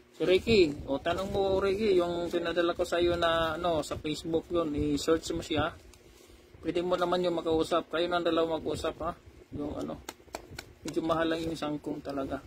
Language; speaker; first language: Filipino; non-native, local second language; Cebuano